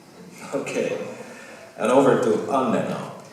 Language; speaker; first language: English; non-native, fluent; Finnish